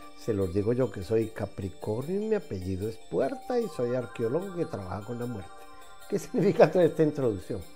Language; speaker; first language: Spanish; native; Spanish